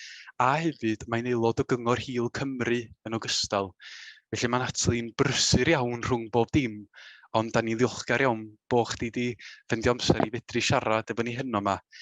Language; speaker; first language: Welsh; native; Welsh